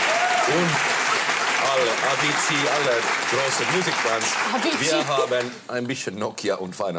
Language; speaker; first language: German; non-native, learner; Finnish